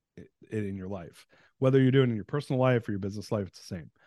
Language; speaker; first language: English; native; English